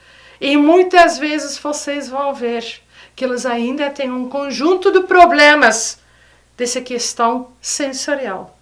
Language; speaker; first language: Portuguese; non-native, fluent; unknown